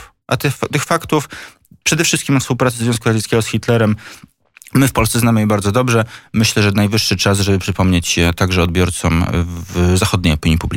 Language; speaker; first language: Polish; native; Polish